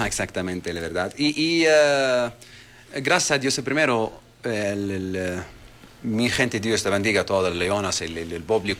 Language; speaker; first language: Spanish; non-native, learner; Arabic